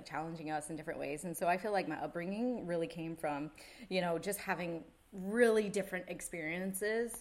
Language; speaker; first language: English; native; English